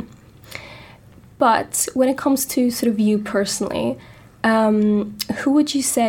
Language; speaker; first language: English; non-native, fluent; Italian